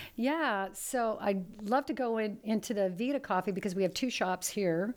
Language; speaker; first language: English; early bilingual, other home language; Italian